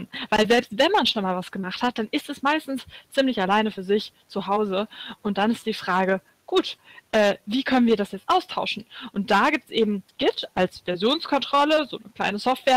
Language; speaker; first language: German; native; German